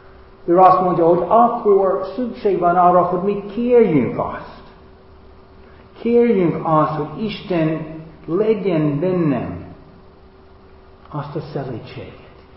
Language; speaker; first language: Hungarian; non-native, fluent; English